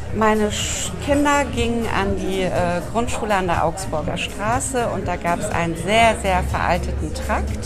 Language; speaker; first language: German; native; German